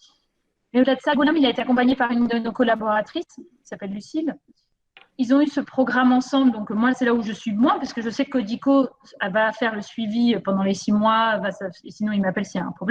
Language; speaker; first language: French; native; French